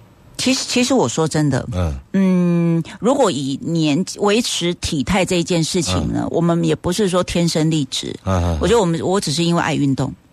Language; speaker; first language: Chinese; native; Chinese